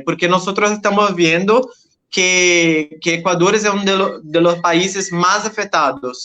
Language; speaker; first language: Spanish; non-native, learner; Portuguese